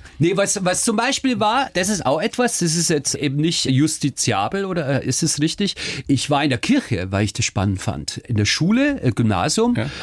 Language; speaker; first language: German; early bilingual, other home language; Turkish